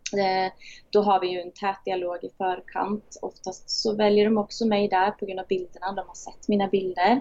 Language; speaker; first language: Swedish; native; Swedish